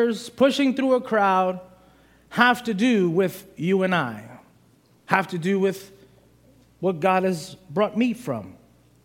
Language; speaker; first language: English; native; English